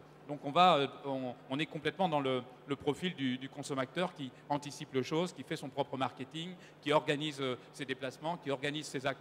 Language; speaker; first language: French; native; French